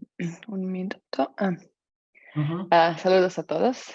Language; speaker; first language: Spanish; non-native, fluent; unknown